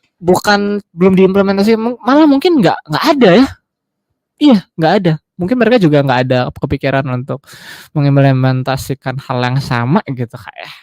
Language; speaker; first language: Indonesian; native; Indonesian